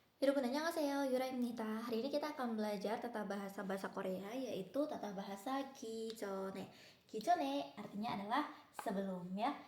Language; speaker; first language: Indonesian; native; Indonesian